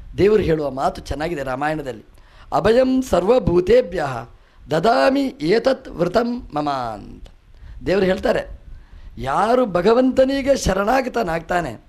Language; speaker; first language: Kannada; non-native, local second language; Tulu